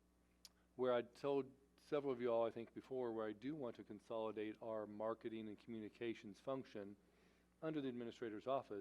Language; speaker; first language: English; native; English